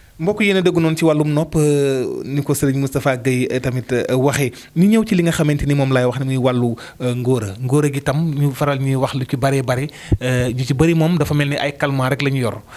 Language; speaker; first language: Wolof; native; Wolof